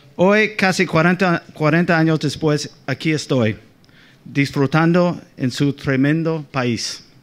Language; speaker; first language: Spanish; non-native, fluent; English